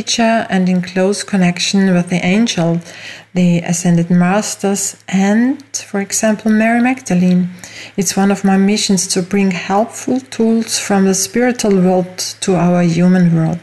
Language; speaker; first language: English; non-native, fluent; German